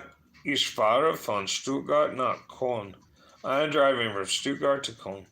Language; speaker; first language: German; non-native, learner; English